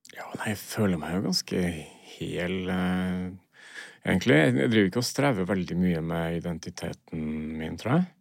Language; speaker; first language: Norwegian; native; Norwegian